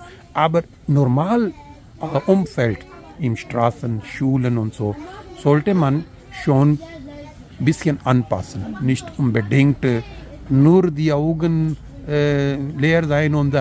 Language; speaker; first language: German; non-native, learner; Urdu